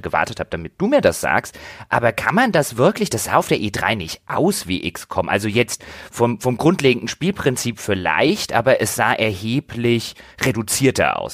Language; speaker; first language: German; native; German